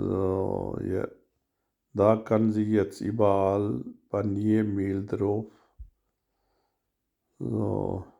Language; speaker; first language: German; non-native, learner; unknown